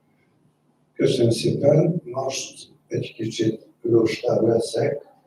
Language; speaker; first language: Hungarian; non-native, fluent; Polish